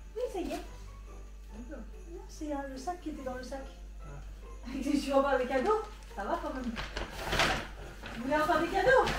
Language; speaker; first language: French; native; French